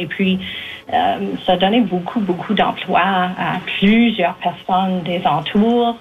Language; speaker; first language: French; native; French